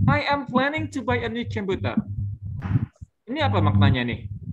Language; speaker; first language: English; non-native, fluent; Indonesian